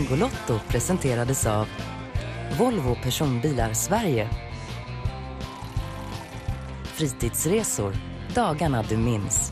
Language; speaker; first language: Swedish; native; Swedish